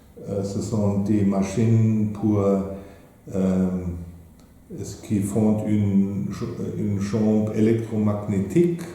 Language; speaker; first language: French; non-native, fluent; German